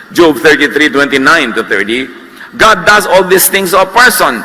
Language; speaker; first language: English; non-native, local second language; Filipino